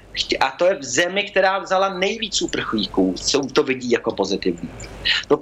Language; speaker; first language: Czech; early bilingual, heritage; Czech